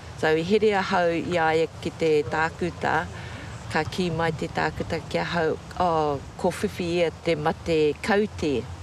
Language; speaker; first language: Māori; native; Māori